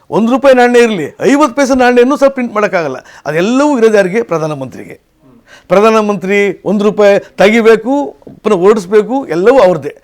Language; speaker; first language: Kannada; native; Kannada